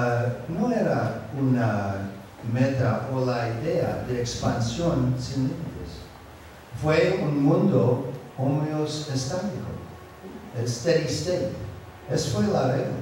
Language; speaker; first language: Spanish; non-native, fluent; English